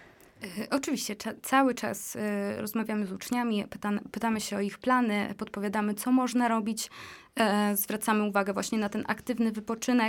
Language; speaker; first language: Polish; native; Polish